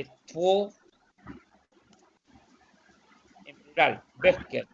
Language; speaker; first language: Swedish; non-native, fluent; Spanish